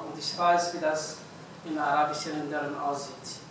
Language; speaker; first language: German; non-native, fluent; Arabic